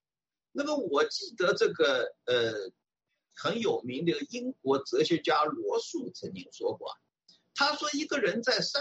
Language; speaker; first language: Chinese; native; Chinese